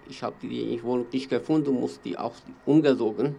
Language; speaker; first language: German; non-native, learner; Kurdish